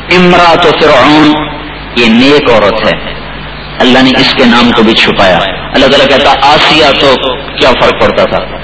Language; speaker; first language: Urdu; non-native, local second language; Punjabi